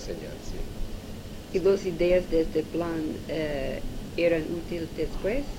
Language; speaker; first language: Spanish; non-native, learner; English